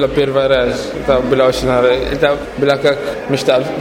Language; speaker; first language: Russian; non-native, learner; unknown